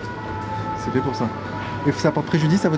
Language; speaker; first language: French; native; French